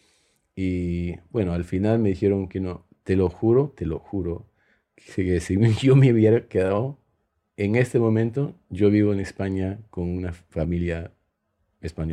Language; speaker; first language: Spanish; early bilingual, heritage; Spanish